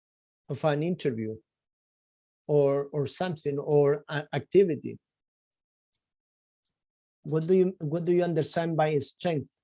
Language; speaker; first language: English; non-native, fluent; Spanish